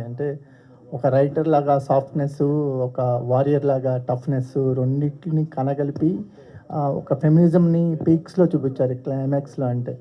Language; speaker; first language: Telugu; native; Telugu